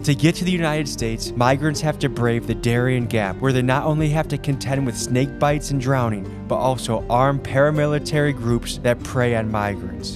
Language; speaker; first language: English; native; English